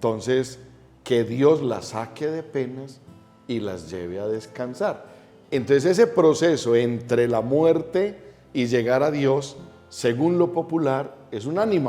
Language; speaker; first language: Spanish; native; Spanish